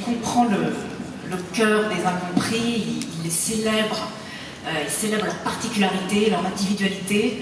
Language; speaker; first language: French; native; French